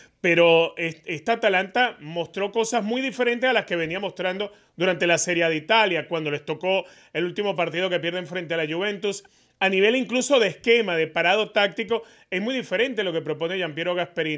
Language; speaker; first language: Spanish; native; Spanish